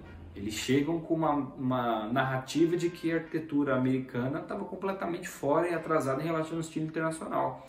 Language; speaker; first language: Portuguese; native; Portuguese